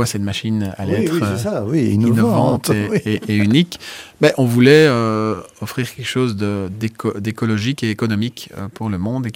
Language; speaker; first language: French; native; French